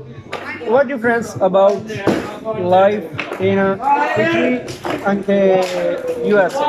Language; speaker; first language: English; non-native, learner; Urdu